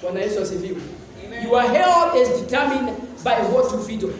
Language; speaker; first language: English; non-native, local second language; Swahili